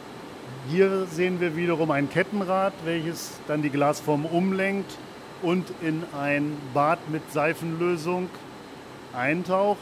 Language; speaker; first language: German; native; German